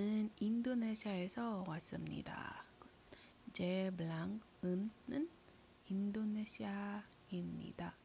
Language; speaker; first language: Korean; non-native, fluent; Iloko